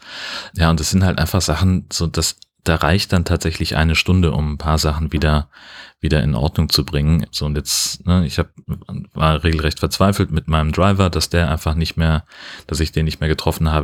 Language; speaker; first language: German; native; German